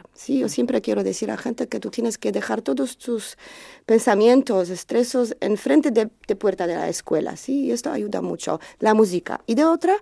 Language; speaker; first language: Spanish; non-native, learner; Polish